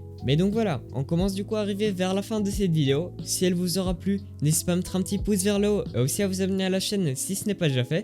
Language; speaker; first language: French; native; French